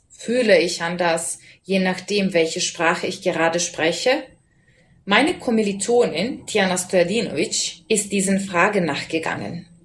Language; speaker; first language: German; non-native, fluent; Serbian